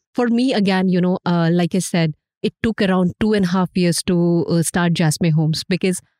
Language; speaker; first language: English; non-native, local second language; Hindi